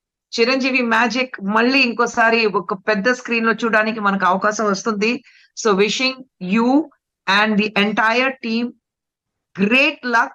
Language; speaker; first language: Telugu; non-native, fluent; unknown